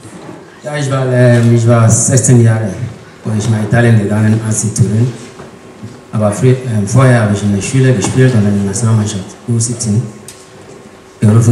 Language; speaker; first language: German; non-native, learner; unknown